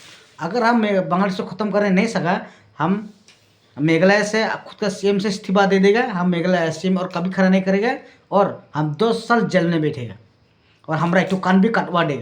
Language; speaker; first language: Hindi; non-native, local second language; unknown